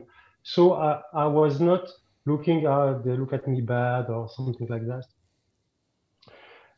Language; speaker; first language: English; non-native, fluent; French